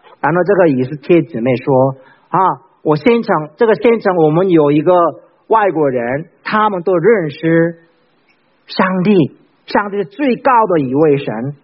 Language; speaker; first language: Chinese; non-native, fluent; Korean